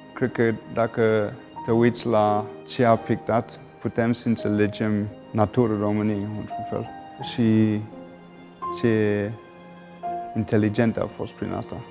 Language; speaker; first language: Romanian; non-native, fluent; English